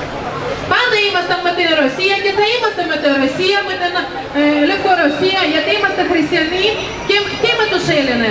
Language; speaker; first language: Greek; non-native, fluent; Russian